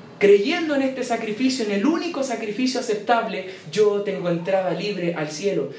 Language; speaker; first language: Spanish; native; Spanish